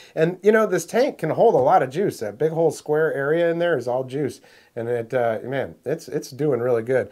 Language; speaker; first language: English; native; English